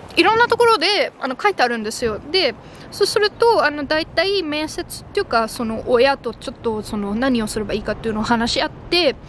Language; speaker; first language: Japanese; non-native, fluent; German